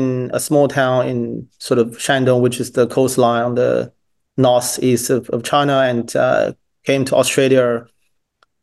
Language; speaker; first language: English; non-native, fluent; Chinese